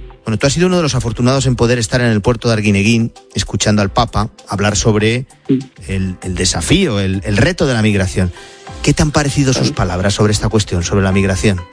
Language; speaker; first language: Spanish; native; Spanish